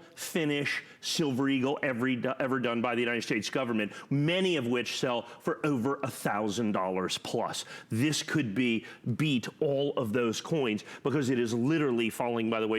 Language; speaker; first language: English; native; English